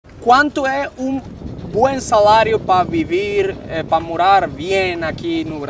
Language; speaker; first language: Portuguese; non-native, learner; Spanish